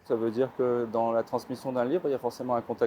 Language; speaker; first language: French; native; French